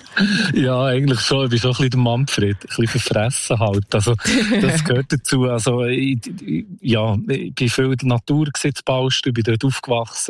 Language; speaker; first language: German; native; German